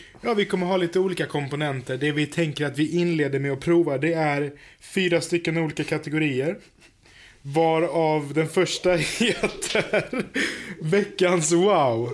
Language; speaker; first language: Swedish; native; Swedish